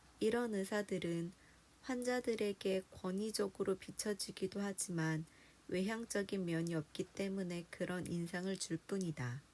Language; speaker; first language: Korean; native; Korean